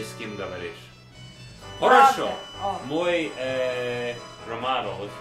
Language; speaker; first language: Russian; non-native, learner; English